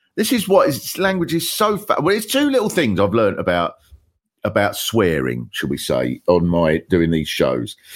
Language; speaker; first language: English; native; English